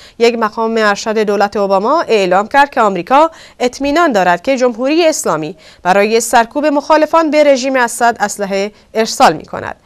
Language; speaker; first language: Persian; non-native, local second language; Kurdish